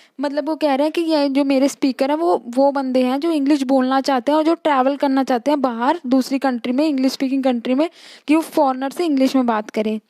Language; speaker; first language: Hindi; native; Hindi